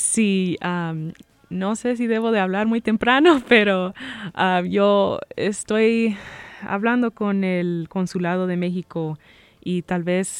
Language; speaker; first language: Spanish; early bilingual, heritage; Spanish